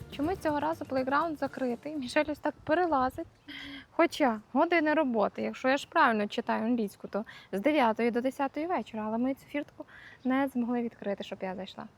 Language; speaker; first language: Ukrainian; native; Ukrainian